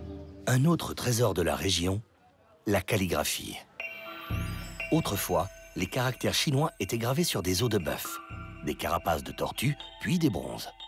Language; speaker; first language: French; native; French